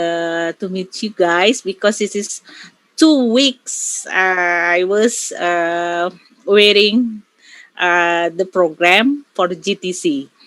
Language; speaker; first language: English; non-native, learner; Indonesian